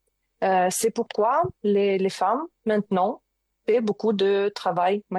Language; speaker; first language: French; non-native, learner; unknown